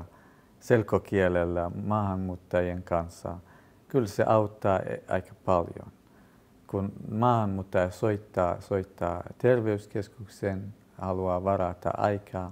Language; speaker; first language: Finnish; non-native, fluent; Kurdish